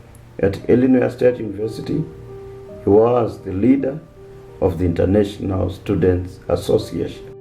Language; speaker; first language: English; non-native, local second language; Shona